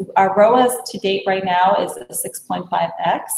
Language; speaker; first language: English; native; English